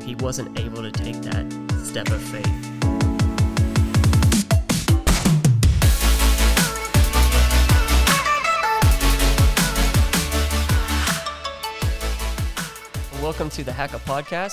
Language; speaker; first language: English; native; English